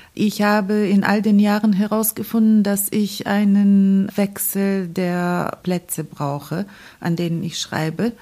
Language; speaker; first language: German; non-native, fluent; Bulgarian